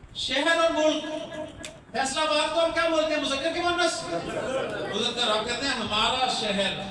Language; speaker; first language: Urdu; non-native, local second language; Punjabi